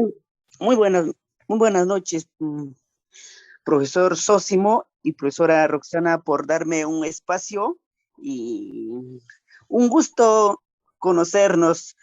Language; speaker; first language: Spanish; non-native, local second language; Quechua